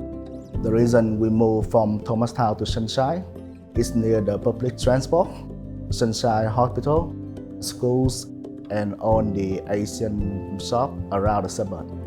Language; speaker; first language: English; non-native, local second language; Vietnamese